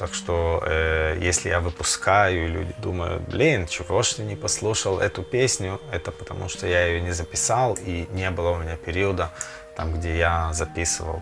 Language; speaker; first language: Russian; early bilingual, heritage; Russian